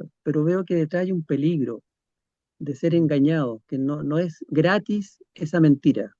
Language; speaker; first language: Spanish; native; Spanish